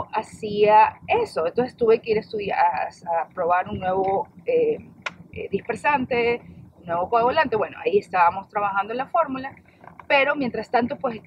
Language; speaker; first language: Spanish; native; Spanish